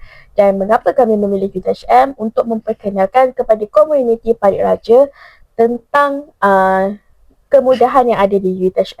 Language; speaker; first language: Malay; native; Malay